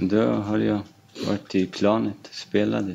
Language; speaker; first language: Swedish; non-native, fluent; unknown